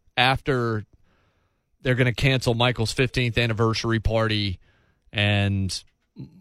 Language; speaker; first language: English; native; English